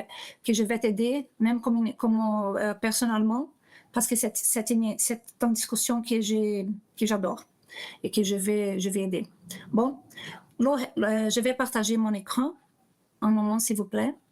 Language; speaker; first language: French; non-native, learner; Portuguese